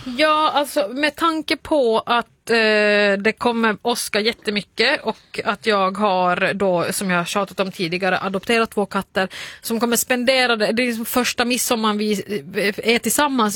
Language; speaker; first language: Swedish; native; Swedish